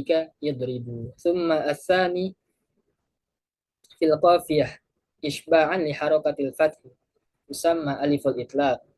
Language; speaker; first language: Arabic; non-native, fluent; Indonesian